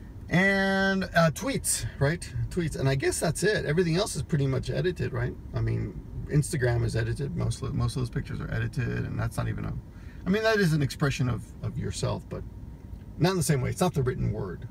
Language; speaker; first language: English; early bilingual, other home language; Spanish